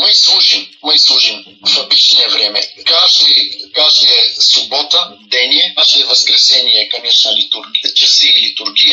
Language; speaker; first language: Russian; non-native, learner; Bulgarian